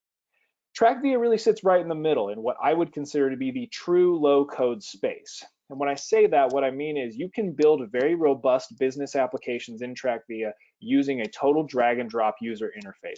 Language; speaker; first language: English; native; English